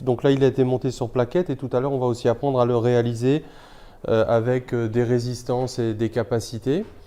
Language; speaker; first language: French; native; French